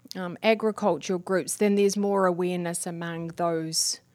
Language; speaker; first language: English; native; English